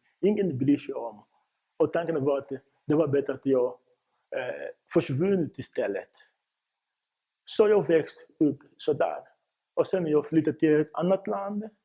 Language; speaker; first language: Swedish; non-native, fluent; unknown